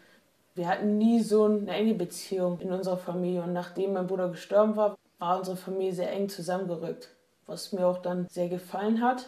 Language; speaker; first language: German; native; German